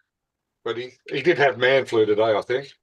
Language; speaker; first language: English; native; English